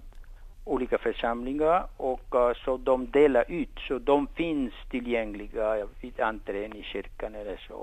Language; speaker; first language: Swedish; non-native, fluent; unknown